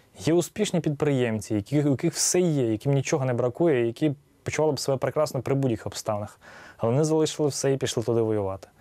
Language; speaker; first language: Ukrainian; native; Ukrainian